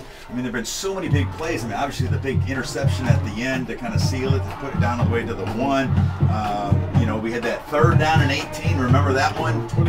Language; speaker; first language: English; native; English